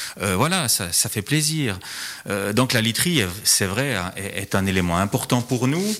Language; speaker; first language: French; native; French